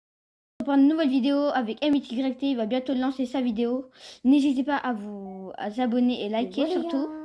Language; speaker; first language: French; native; French